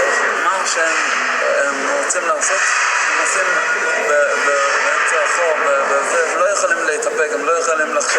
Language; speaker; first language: Hebrew; non-native, fluent; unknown